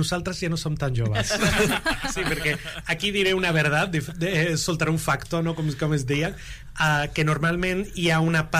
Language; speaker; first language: Catalan; non-native, local second language; Spanish